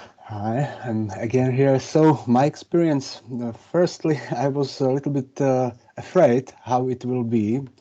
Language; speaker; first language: English; non-native, fluent; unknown